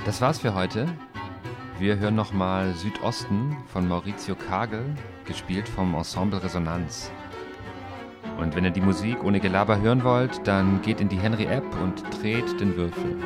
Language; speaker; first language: German; native; German